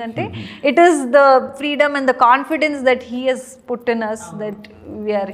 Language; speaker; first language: Telugu; non-native, learner; Kannada